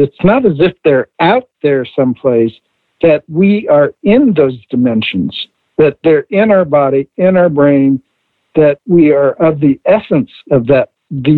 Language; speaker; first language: English; native; English